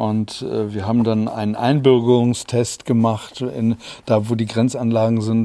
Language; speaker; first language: German; native; German